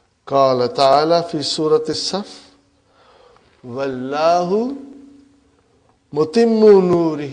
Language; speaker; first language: Arabic; non-native, fluent; English